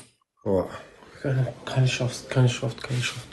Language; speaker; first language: German; non-native, learner; Turkish